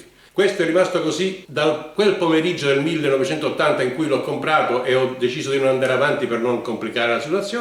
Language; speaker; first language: Italian; native; Italian